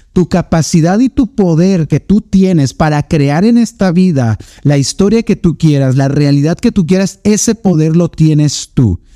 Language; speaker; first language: Spanish; native; Spanish